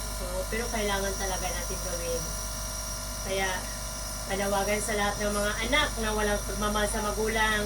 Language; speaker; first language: Filipino; native; Filipino